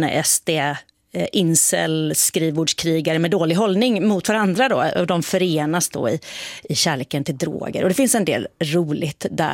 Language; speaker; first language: Swedish; native; Swedish